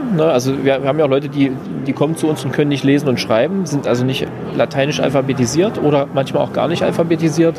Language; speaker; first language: German; native; German